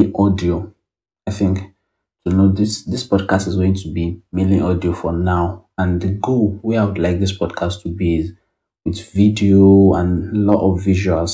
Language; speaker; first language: English; non-native, local second language; Yoruba